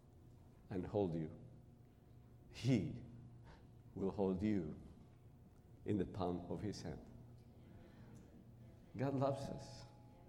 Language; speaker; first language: English; non-native, fluent; Spanish